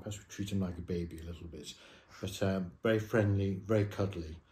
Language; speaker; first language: English; native; English